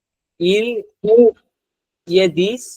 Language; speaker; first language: French; non-native, learner; Bangla